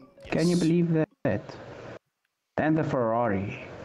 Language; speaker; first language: English; non-native, local second language; Afrikaans